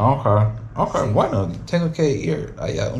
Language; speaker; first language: Spanish; non-native, learner; English